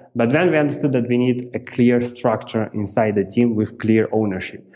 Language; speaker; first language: English; non-native, fluent; Romanian